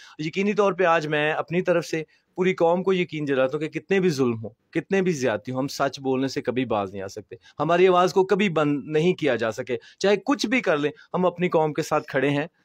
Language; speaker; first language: Urdu; non-native, local second language; Punjabi